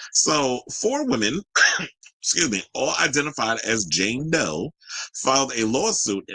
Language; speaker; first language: English; native; English